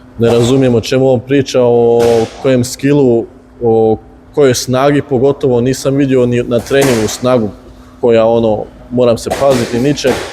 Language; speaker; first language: Bosnian; early bilingual, heritage; Bosnian